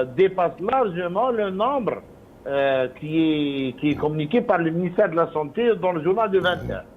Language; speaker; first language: French; non-native, local second language; Arabic